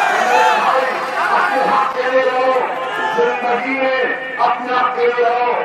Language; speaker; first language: Urdu; native; Urdu